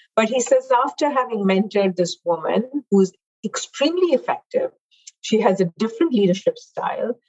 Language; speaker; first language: English; non-native, local second language; Hindi